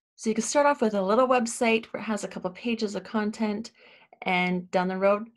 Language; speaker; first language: English; native; English